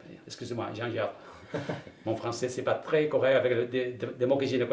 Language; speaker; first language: French; non-native, fluent; Spanish